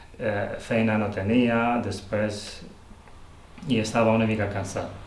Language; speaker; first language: Catalan; non-native, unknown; Albanian